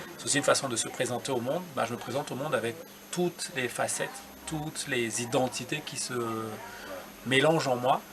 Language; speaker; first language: French; non-native, local second language; Duala